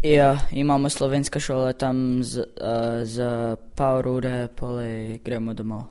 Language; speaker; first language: Slovenian; early bilingual, heritage; Slovenian